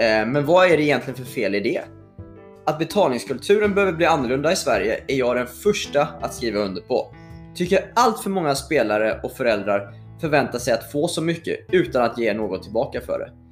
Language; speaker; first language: Swedish; native; Swedish